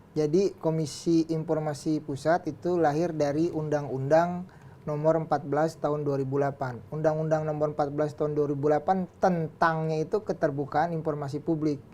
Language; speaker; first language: Indonesian; native; Indonesian